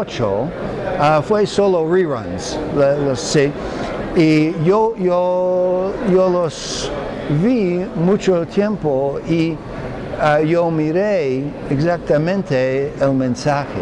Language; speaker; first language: Spanish; non-native, fluent; English